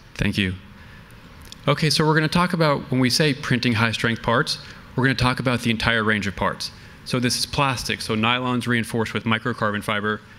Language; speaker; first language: English; native; English